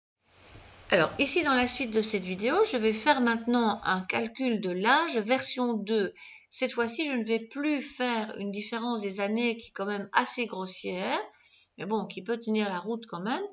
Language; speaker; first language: French; native; French